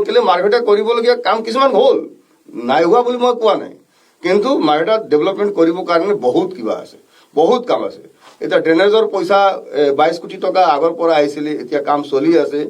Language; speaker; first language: Assamese; non-native, local second language; Bhojpuri